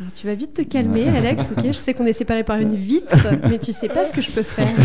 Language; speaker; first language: French; early bilingual, other home language; Spanish